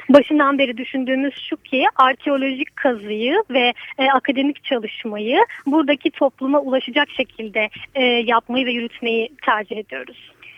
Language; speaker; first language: Turkish; native; Turkish